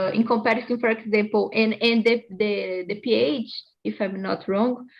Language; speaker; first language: English; non-native, fluent; Portuguese